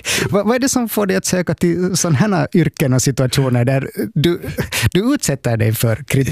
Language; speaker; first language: Swedish; native; Swedish